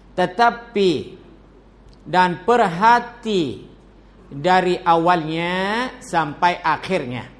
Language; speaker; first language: Malay; non-native, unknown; Thai